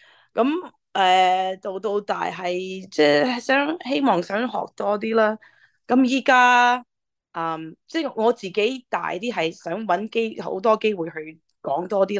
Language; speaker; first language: Cantonese; early bilingual, heritage; English